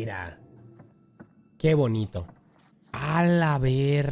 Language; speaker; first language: Spanish; native; Spanish